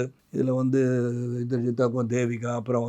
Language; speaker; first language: Tamil; native; Tamil